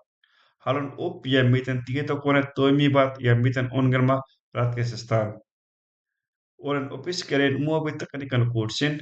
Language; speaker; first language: Finnish; non-native, learner; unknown